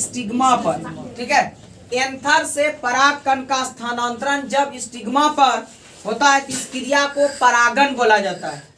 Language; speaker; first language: Hindi; native; Hindi